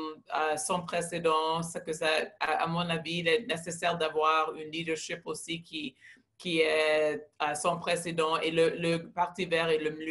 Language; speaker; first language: French; non-native, local second language; English